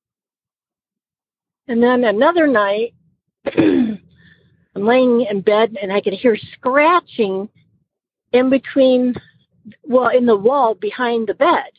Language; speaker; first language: English; native; English